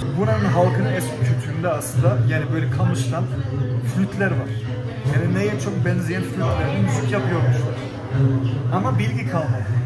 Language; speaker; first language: Turkish; early bilingual, heritage; German